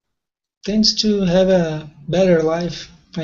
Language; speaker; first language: English; non-native, learner; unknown